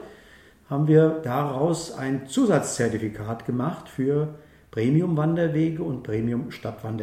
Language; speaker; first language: German; native; German